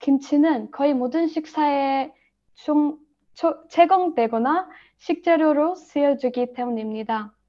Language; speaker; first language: Korean; non-native, learner; Arabic